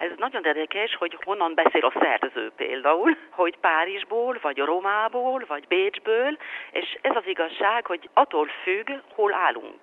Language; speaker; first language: Hungarian; non-native, fluent; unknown